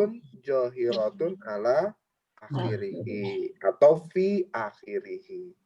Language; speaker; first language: Arabic; non-native, fluent; Indonesian